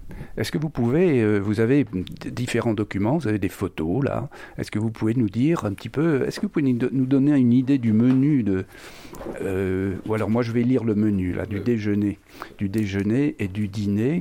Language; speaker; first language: French; native; French